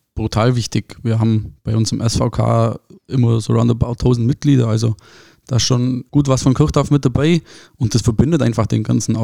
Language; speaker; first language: German; native; German